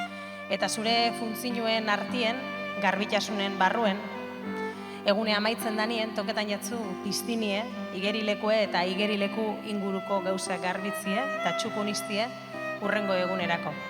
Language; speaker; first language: Basque; native; Basque